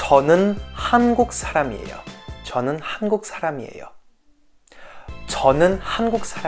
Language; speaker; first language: Korean; non-native, fluent; French